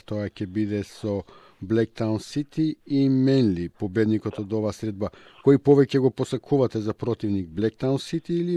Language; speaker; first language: Macedonian; native; Macedonian